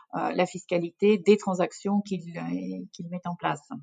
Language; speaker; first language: French; non-native, fluent; Russian